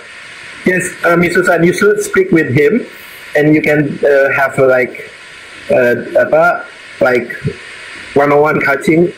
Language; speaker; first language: English; non-native, learner; Indonesian